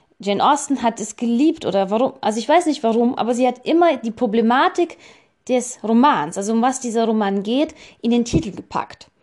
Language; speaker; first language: German; non-native, fluent; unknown